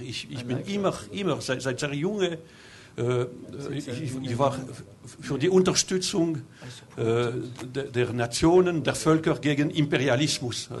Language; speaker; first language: German; non-native, local second language; French